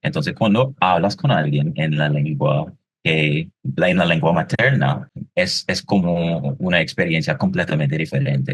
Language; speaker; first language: Spanish; non-native, fluent; English